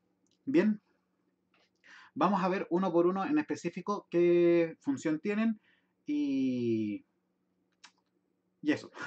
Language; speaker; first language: Spanish; native; Spanish